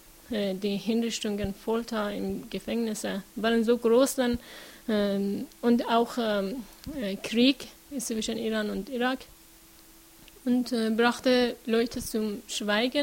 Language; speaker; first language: German; non-native, learner; Persian